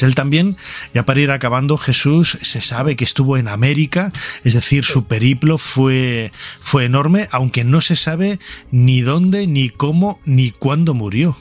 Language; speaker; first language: Spanish; native; Spanish